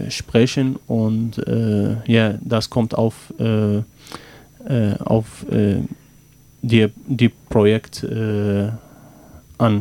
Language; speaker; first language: German; non-native, learner; Arabic